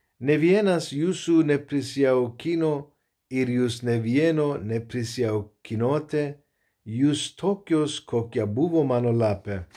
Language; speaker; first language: Lithuanian; non-native, learner; Turkish